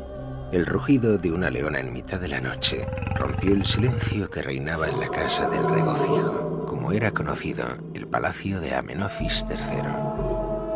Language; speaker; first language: Spanish; native; Spanish